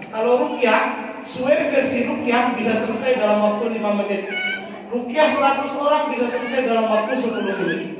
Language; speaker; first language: Indonesian; non-native, local second language; Madurese